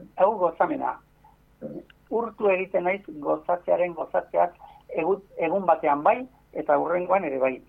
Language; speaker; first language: Basque; native; Basque